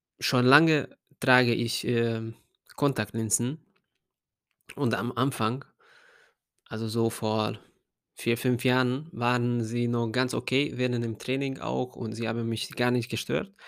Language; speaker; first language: German; non-native, fluent; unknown